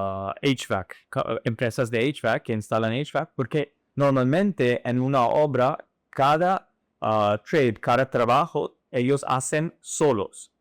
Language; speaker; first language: Spanish; non-native, fluent; English